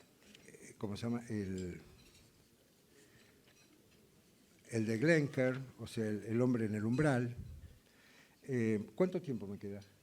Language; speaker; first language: Spanish; native; Spanish